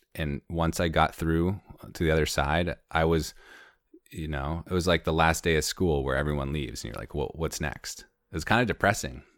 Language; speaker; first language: English; native; English